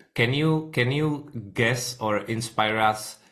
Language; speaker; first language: English; non-native, fluent; Czech